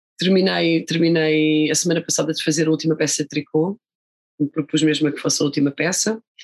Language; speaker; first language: Portuguese; native; Portuguese